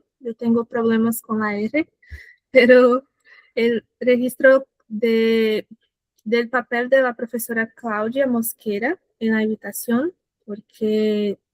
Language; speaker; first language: Spanish; non-native, fluent; Portuguese